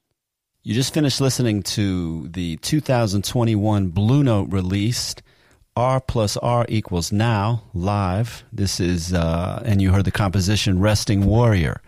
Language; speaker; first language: English; native; English